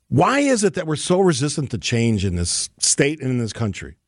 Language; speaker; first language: English; native; English